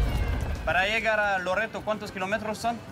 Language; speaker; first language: Spanish; non-native, learner; French